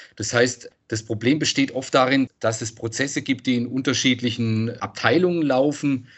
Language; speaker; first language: German; native; German